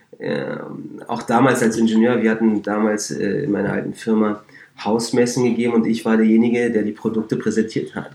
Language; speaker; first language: German; early bilingual, other home language; Turkish